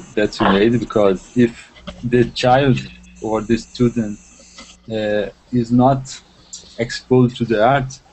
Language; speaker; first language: English; non-native, learner; Portuguese